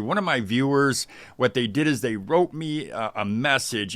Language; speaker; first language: English; native; English